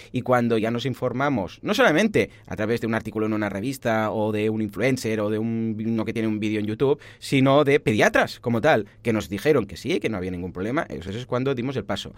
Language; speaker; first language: Spanish; native; Spanish